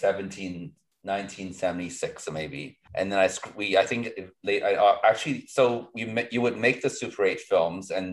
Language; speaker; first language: English; non-native, local second language; Cantonese